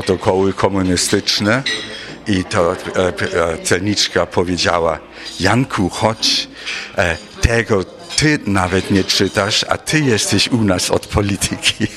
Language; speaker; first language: Polish; non-native, fluent; German